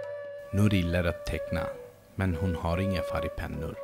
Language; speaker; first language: Swedish; non-native, fluent; Bangla